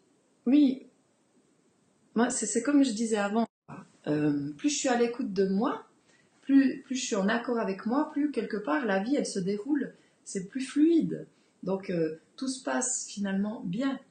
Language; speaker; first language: French; native; French